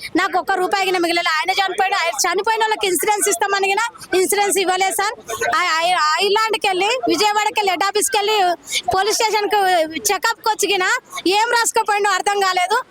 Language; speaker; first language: Telugu; native; Telugu